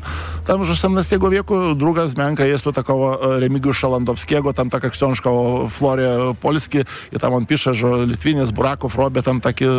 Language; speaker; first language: Polish; non-native, fluent; Lithuanian